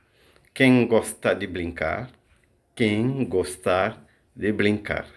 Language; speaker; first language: Portuguese; non-native, fluent; Haitian Creole